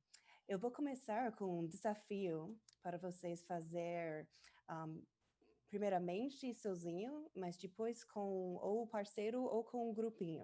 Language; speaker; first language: Portuguese; non-native, learner; English